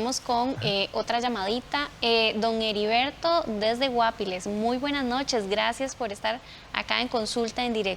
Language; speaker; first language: Spanish; native; Spanish